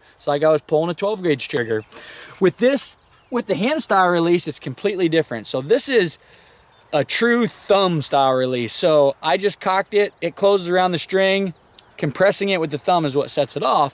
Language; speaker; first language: English; native; English